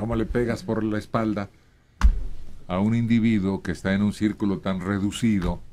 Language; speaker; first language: Spanish; native; Spanish